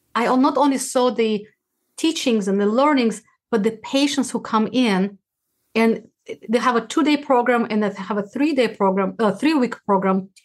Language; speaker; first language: English; non-native, fluent; Uzbek